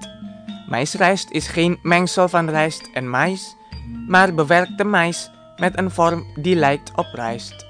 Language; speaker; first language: Dutch; non-native, fluent; Indonesian